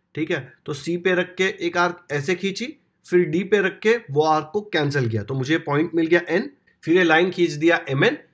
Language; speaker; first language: Hindi; non-native, local second language; Marathi